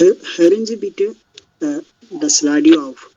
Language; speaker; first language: German; non-native, learner; Bangla